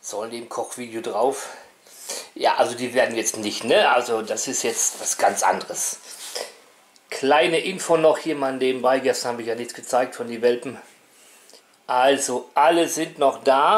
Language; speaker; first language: German; native; German